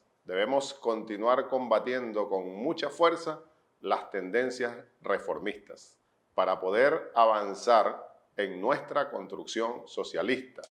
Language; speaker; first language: Spanish; native; Spanish